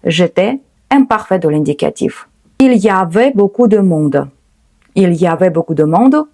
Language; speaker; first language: French; non-native, fluent; Ukrainian